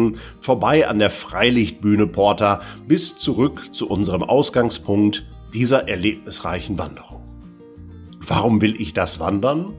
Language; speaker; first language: German; native; German